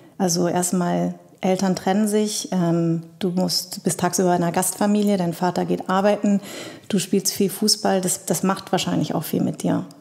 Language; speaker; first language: German; early bilingual, other home language; Vietnamese